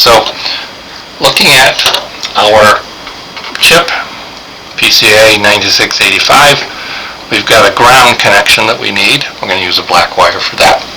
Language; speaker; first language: English; native; English